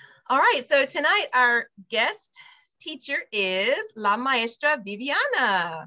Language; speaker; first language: English; native; English